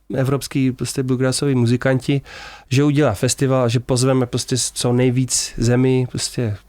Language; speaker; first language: Czech; non-native, fluent; Dutch